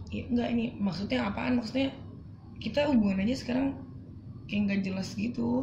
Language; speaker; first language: Indonesian; native; Indonesian